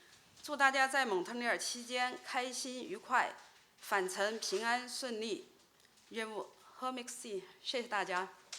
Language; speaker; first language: Chinese; native; Chinese